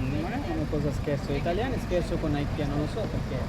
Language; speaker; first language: Italian; non-native, learner; Telugu